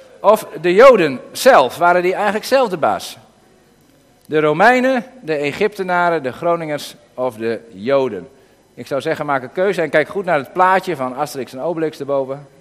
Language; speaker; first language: Dutch; native; Dutch